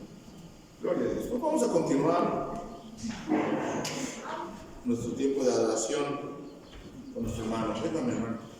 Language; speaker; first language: Spanish; native; Spanish